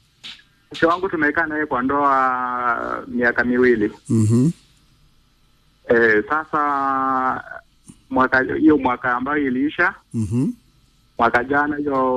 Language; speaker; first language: Swahili; non-native, local second language; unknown